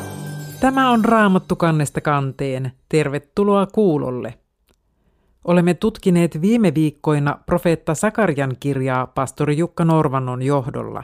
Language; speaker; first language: Finnish; native; Finnish